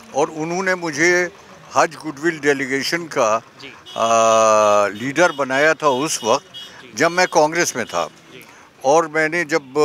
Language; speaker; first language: Hindi; native; Hindi